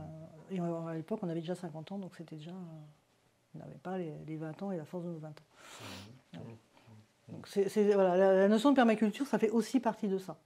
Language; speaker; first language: French; native; French